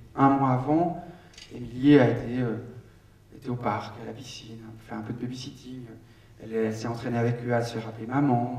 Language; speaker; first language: French; native; French